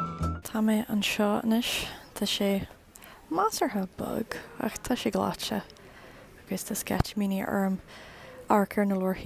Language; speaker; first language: Irish; non-native, learner; English